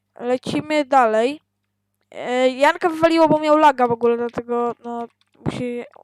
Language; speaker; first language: Polish; native; Polish